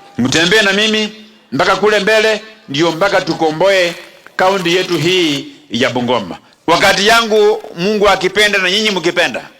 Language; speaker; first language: Swahili; non-native, local second language; Kalenjin